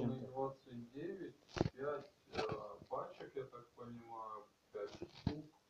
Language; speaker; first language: Russian; native; Russian